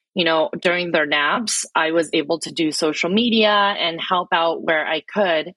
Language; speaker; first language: English; early bilingual, other home language; Filipino